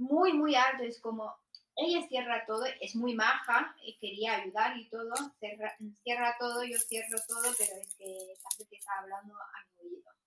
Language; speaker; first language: Spanish; non-native, fluent; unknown